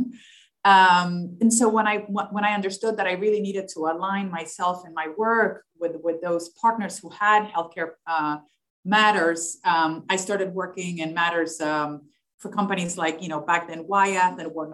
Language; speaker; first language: English; non-native, fluent; Spanish